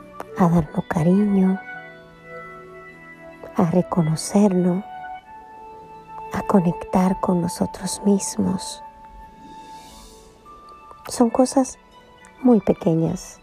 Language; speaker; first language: Spanish; native; Spanish